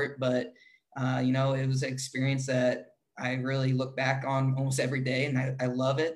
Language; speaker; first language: English; native; English